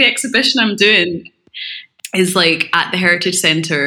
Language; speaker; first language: English; native; English